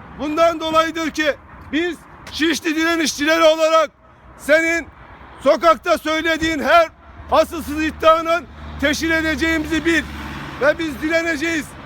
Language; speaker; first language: Turkish; native; Turkish